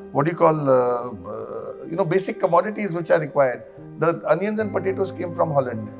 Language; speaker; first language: English; non-native, local second language; Konkani